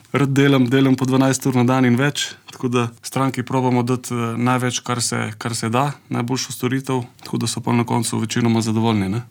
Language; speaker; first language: Slovenian; native; Slovenian